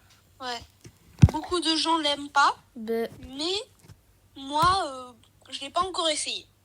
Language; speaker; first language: French; native; French